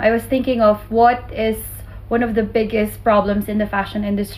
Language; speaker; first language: English; non-native, local second language; Filipino